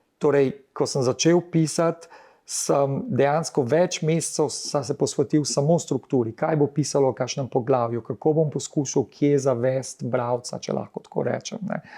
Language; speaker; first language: Slovenian; early bilingual, heritage; Slovenian